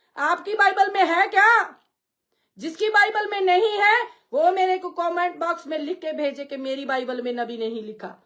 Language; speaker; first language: Hindi; non-native, local second language; Punjabi